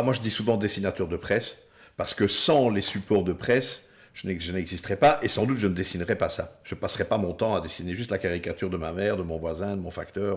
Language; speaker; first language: French; native; French